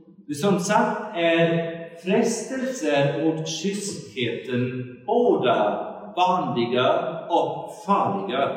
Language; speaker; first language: Swedish; non-native, fluent; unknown